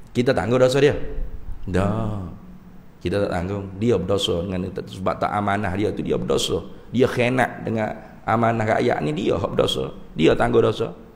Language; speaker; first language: Malay; native; Malay